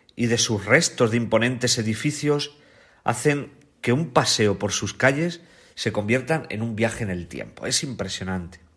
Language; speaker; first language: Spanish; native; Spanish